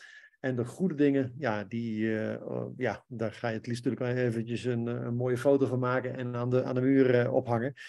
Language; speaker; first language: Dutch; native; Dutch